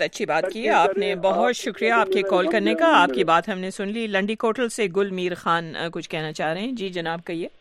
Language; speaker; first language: Urdu; native; Urdu